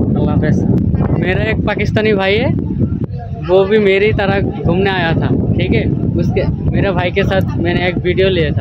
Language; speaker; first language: Hindi; non-native, learner; Bangla